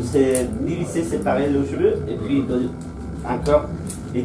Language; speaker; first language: French; non-native, fluent; Spanish